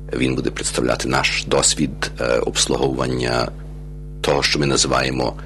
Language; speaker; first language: Ukrainian; early bilingual, heritage; Ukrainian